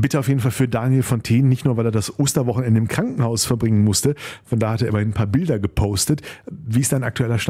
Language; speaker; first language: German; native; German